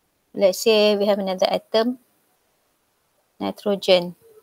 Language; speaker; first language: English; non-native, local second language; Malay